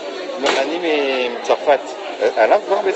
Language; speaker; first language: Hebrew; non-native, fluent; French